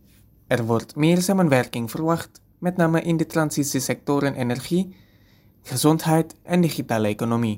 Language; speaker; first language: Dutch; non-native, fluent; Indonesian